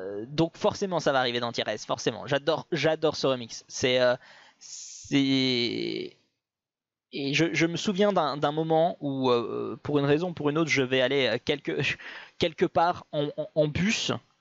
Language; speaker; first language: French; native; French